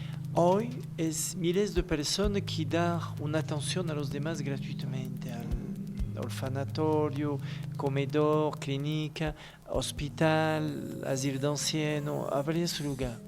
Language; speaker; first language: Spanish; non-native, learner; French